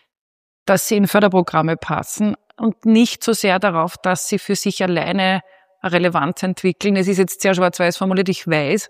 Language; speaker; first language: German; native; German